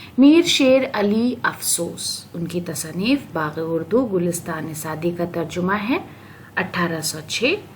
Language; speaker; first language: Urdu; native; Urdu